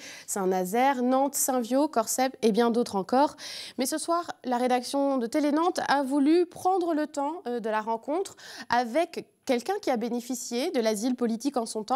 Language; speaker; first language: French; native; French